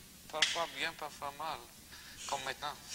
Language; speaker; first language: French; non-native, learner; Russian